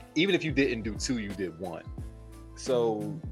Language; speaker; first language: English; native; English